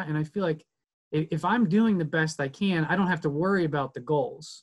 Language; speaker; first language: English; native; English